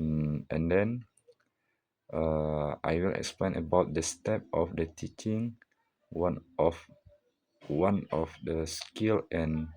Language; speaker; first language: English; non-native, learner; Indonesian